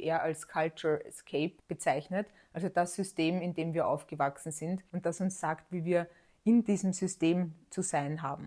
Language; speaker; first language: German; native; German